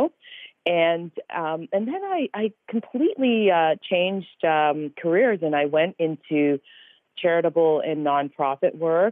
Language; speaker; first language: English; native; English